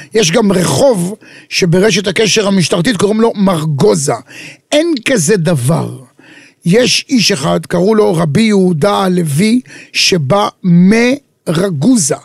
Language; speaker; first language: Hebrew; native; Hebrew